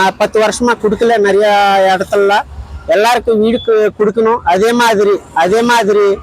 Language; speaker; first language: Tamil; non-native, local second language; Telugu